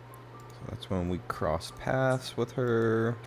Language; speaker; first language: English; native; English